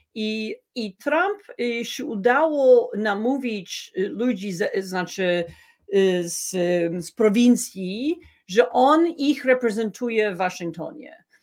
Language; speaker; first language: Polish; non-native, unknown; English